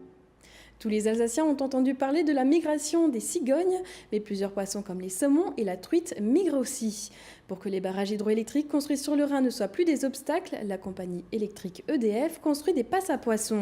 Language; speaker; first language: French; native; French